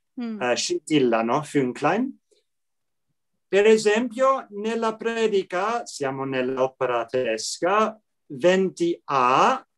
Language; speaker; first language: Italian; non-native, fluent; English